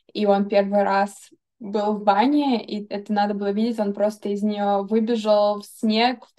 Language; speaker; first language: Russian; early bilingual, heritage; Russian